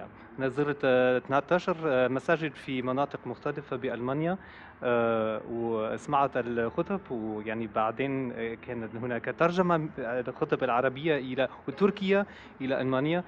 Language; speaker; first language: Arabic; non-native, fluent; German